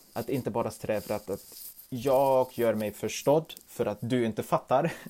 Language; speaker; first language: Swedish; non-native, fluent; German